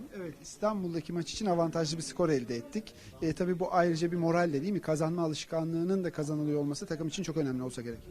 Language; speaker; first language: Turkish; native; Turkish